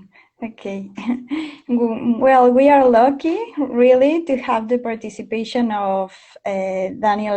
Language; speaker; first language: English; non-native, fluent; Spanish